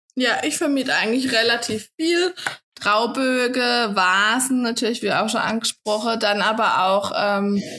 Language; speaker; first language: German; native; German